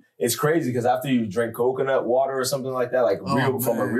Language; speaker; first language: English; non-native, local second language; Akan